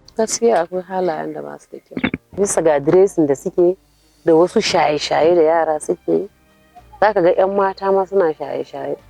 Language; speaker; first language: Hausa; native; Hausa